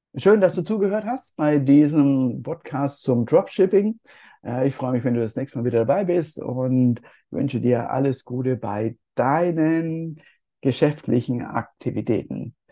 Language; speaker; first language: German; native; German